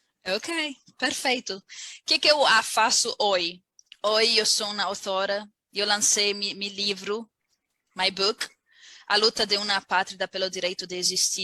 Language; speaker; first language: Portuguese; non-native, learner; Arabic